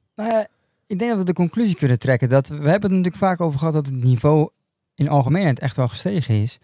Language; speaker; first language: Dutch; native; Dutch